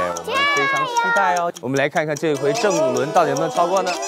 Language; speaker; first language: Chinese; native; Chinese